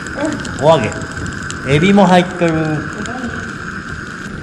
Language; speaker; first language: Japanese; native; Japanese